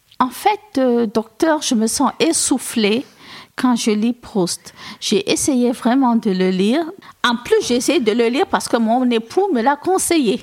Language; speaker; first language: French; non-native, local second language; Fula